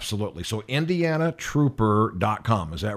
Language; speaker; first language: English; native; English